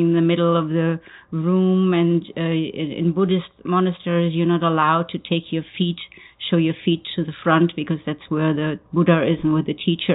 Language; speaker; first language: English; non-native, fluent; German